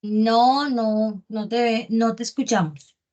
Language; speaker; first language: Spanish; native; Spanish